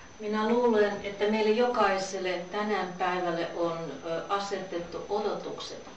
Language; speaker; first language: Finnish; non-native, learner; Russian